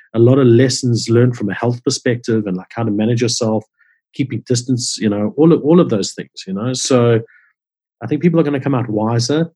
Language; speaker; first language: English; native; English